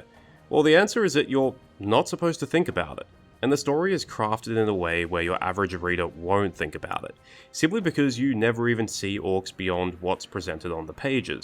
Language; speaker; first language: English; native; English